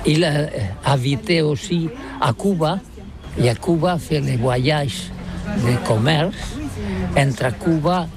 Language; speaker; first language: French; non-native, learner; Catalan